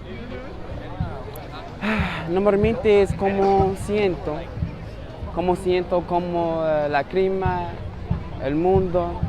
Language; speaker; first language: Spanish; non-native, learner; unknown